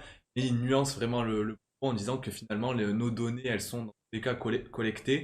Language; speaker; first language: French; native; French